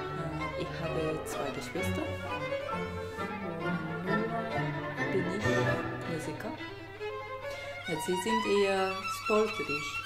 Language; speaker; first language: German; non-native, fluent; Japanese